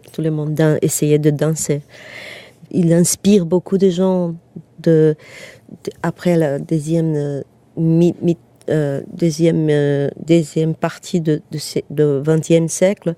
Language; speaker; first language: French; non-native, fluent; Portuguese